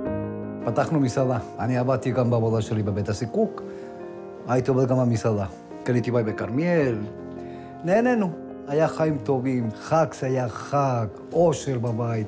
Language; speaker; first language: Hebrew; non-native, fluent; Spanish